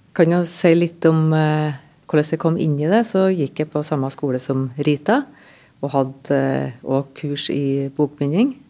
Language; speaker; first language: Norwegian; native; Norwegian